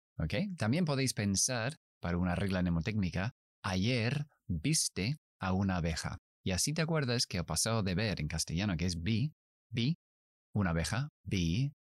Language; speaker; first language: Spanish; non-native, fluent; English